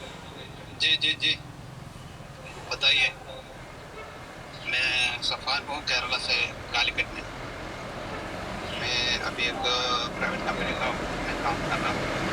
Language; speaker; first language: Hindi; non-native, local second language; Malayalam